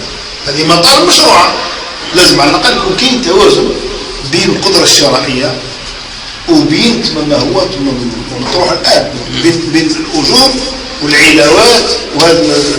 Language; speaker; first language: Arabic; native; Arabic